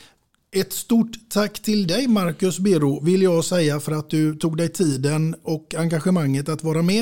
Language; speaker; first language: Swedish; native; Swedish